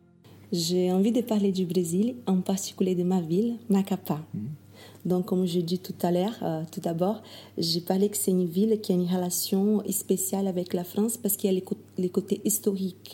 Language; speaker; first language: French; non-native, fluent; Portuguese